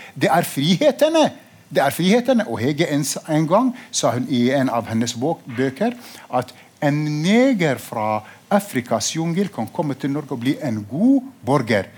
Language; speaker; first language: Norwegian; non-native, fluent; Arabic